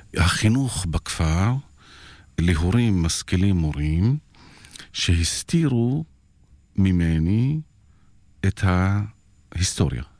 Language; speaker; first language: Hebrew; non-native, local second language; Arabic